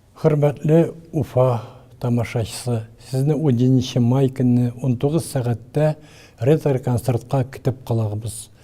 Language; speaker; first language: Tatar; native; Tatar